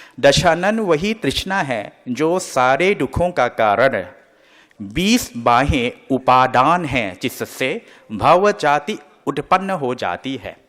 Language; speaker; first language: Hindi; non-native, fluent; Thai